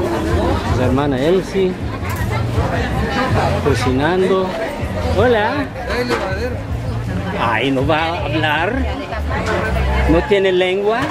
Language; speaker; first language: Spanish; non-native, learner; English